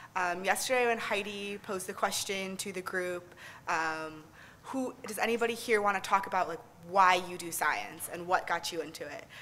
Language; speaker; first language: English; native; English